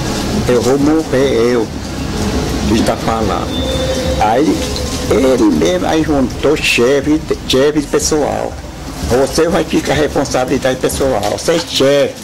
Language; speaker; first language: Portuguese; non-native, local second language; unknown